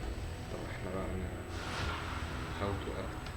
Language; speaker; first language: Arabic; native; Arabic